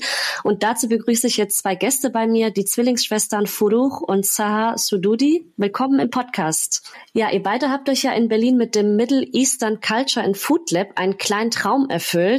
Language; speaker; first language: German; native; German